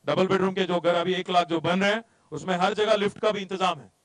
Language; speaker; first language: Hindi; non-native, local second language; Telugu